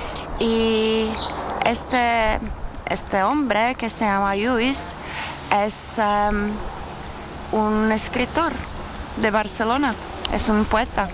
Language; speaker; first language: Spanish; non-native, learner; Czech